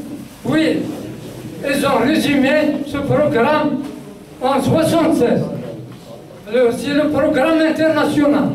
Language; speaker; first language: French; non-native, local second language; Kabyle